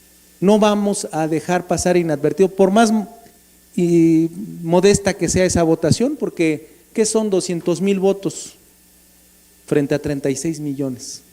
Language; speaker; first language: Spanish; native; Spanish